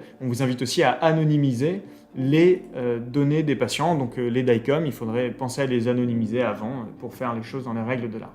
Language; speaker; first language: French; native; French